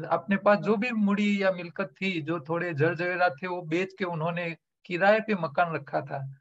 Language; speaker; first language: Hindi; non-native, local second language; Gujarati